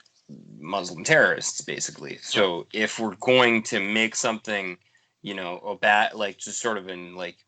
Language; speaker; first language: English; native; English